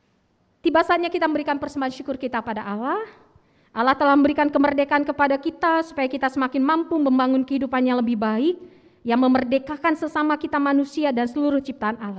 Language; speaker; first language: Indonesian; native; Indonesian